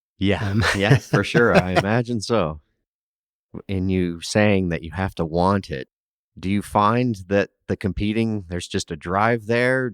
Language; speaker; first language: English; native; English